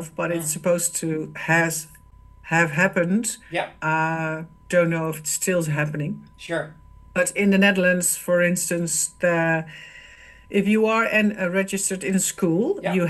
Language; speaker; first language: English; non-native, fluent; Dutch